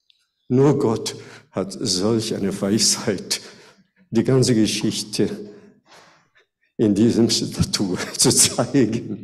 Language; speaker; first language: German; non-native, fluent; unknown